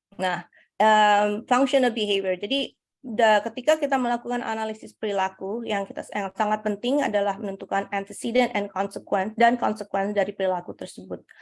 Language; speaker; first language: Indonesian; early bilingual, heritage; Indonesian